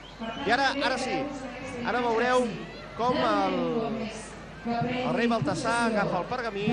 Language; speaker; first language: Catalan; native; Catalan